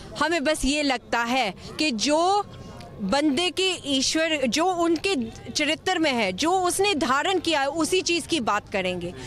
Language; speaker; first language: Hindi; native; Hindi